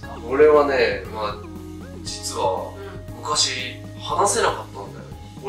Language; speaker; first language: Japanese; native; Japanese